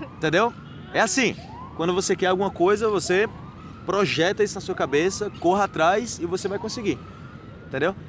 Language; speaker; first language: Portuguese; native; Portuguese